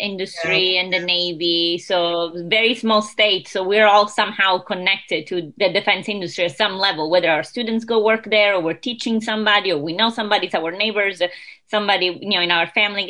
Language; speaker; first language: English; non-native, fluent; Italian